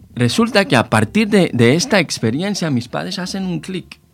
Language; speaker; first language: Spanish; non-native, fluent; Hebrew